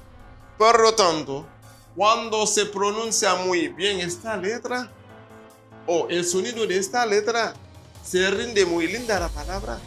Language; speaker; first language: Spanish; non-native, fluent; Haitian Creole